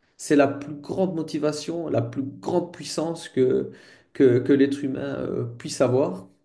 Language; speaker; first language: French; native; French